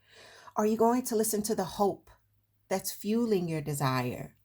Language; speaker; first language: English; native; English